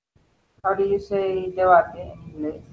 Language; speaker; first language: English; non-native, learner; Spanish